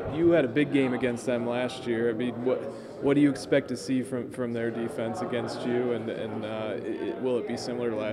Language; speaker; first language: English; native; English